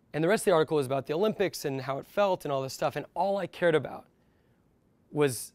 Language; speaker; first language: English; native; English